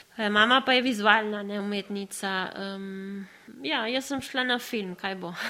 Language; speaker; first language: Slovenian; early bilingual, other home language; Spanish